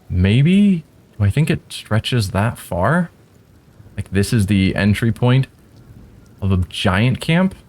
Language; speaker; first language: English; native; English